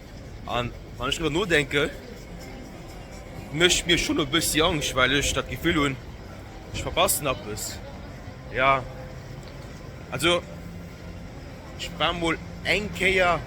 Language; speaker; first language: German; non-native, local second language; Luxembourgish